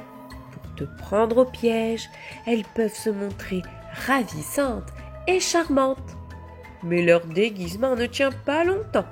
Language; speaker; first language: French; native; French